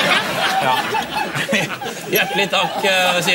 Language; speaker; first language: Norwegian; native; Norwegian